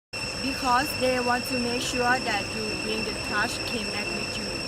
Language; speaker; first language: English; non-native, learner; Thai